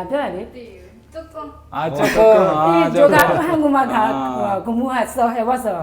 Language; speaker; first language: Korean; non-native, learner; Burmese